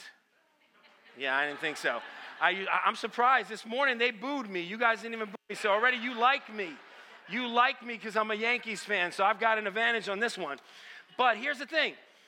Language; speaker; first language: English; early bilingual, other home language; Italian